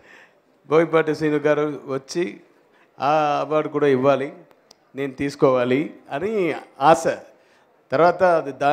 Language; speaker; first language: Telugu; non-native, fluent; Tamil